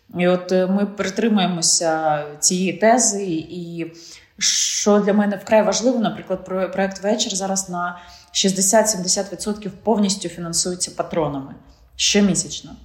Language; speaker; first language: Ukrainian; non-native, local second language; Russian